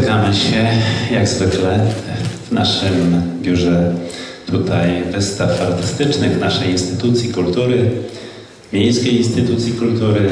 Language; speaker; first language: Polish; native; Polish